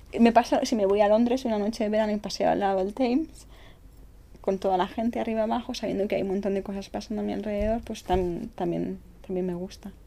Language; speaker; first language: Spanish; native; Spanish